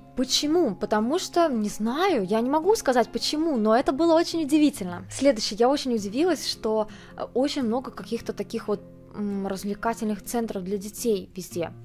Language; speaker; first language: Russian; early bilingual, heritage; Russian